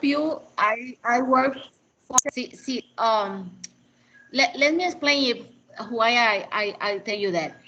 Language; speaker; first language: English; non-native, learner; Spanish